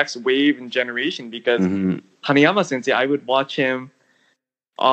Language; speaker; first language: English; native; English